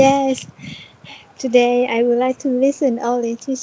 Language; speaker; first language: English; non-native, learner; Thai